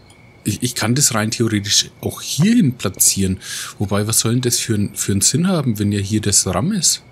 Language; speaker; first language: German; native; German